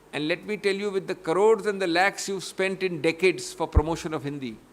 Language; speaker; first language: English; non-native, local second language; Hindi